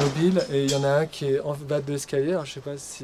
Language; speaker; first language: French; native; French